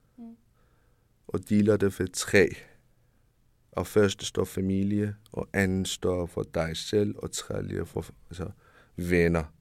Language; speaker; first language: Danish; non-native, learner; Persian